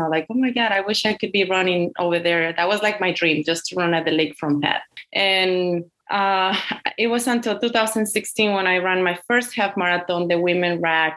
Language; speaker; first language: English; non-native, fluent; Spanish